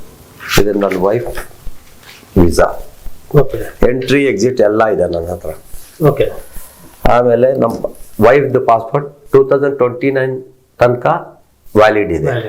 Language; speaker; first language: Kannada; non-native, local second language; Telugu